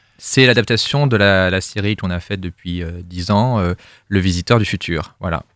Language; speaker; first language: French; native; French